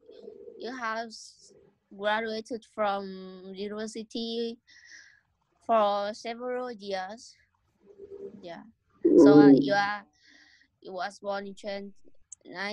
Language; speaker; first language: English; non-native, learner; Vietnamese